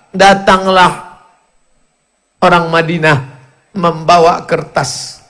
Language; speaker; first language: Indonesian; native; Indonesian